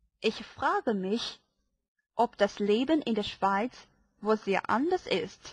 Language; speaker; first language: German; non-native, fluent; Chinese